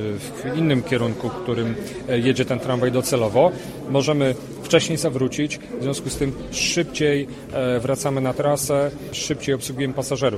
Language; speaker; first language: Polish; native; Polish